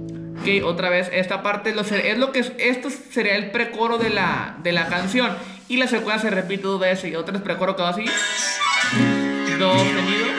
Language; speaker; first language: Spanish; native; Spanish